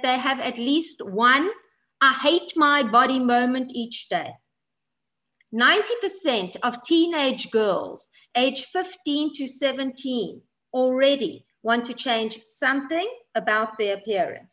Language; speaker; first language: English; non-native, fluent; Polish